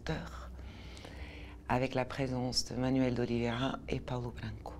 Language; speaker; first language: French; non-native, fluent; Portuguese